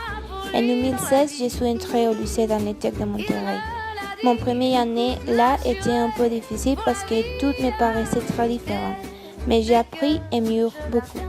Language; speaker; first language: French; non-native, learner; Spanish